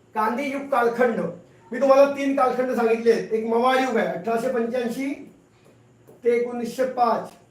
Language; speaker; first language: Marathi; non-native, local second language; Hindi